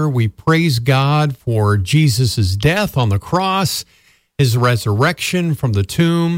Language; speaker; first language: English; native; English